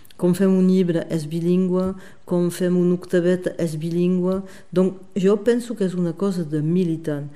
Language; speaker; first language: Catalan; native; Catalan